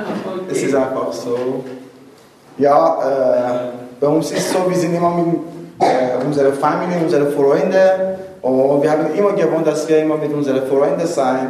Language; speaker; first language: German; non-native, learner; Persian